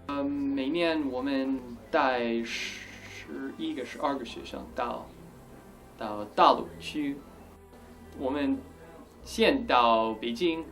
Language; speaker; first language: Chinese; non-native, fluent; English